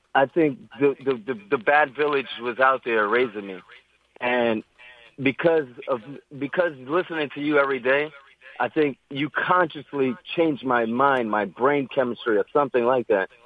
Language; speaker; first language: English; native; English